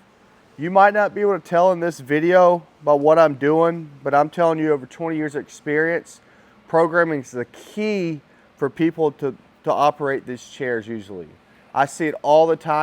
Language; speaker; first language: English; native; English